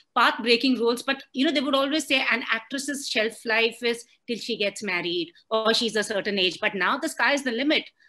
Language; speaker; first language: English; non-native, local second language; Hindi